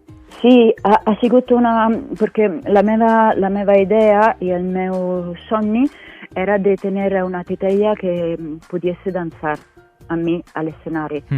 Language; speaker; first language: Catalan; non-native, fluent; Italian